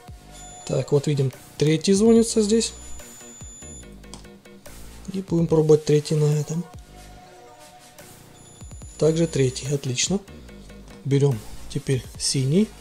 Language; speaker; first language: Russian; native; Russian